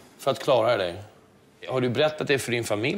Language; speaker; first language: Swedish; native; Swedish